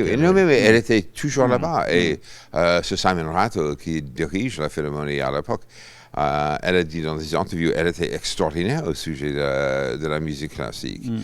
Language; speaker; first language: French; non-native, fluent; English